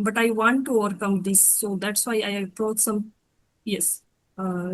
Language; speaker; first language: English; non-native, learner; Hindi